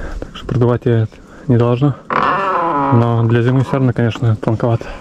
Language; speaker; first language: Russian; native; Russian